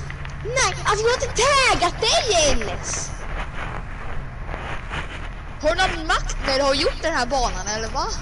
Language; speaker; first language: Swedish; native; Swedish